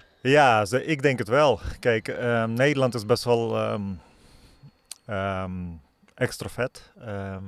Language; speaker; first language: Dutch; non-native, fluent; Russian